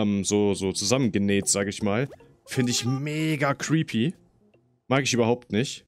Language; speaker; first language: German; native; German